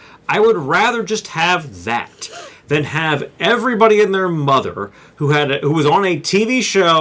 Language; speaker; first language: English; native; English